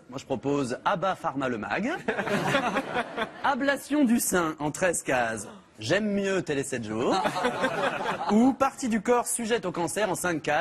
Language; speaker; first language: French; native; French